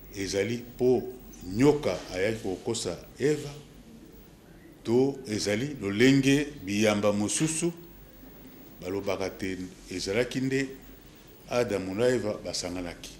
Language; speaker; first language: Lingala; native; Lingala